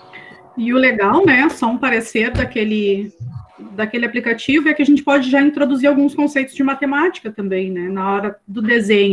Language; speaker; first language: Portuguese; native; Portuguese